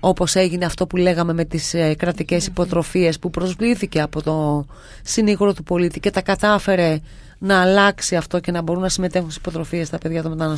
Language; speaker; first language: Greek; native; Greek